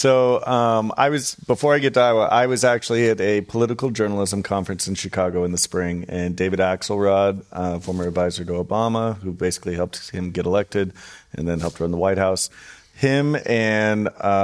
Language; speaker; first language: English; native; English